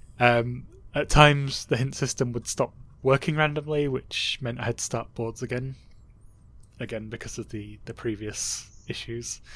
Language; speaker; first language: English; native; English